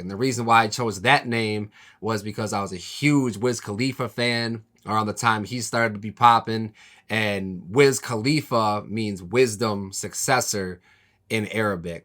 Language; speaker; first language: English; native; English